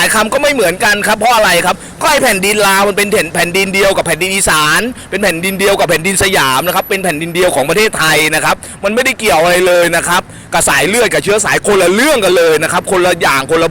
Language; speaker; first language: Thai; native; Thai